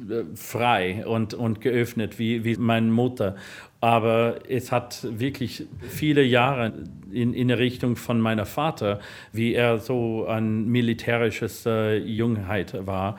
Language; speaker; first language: German; non-native, fluent; English